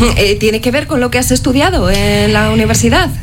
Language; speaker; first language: Spanish; native; Spanish